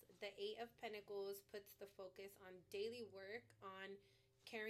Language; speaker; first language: English; native; English